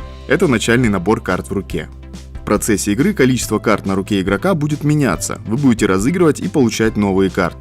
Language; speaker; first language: Russian; native; Russian